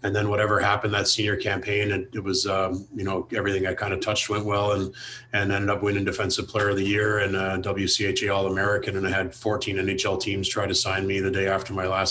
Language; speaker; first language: English; native; English